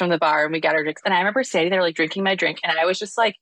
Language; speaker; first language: English; native; English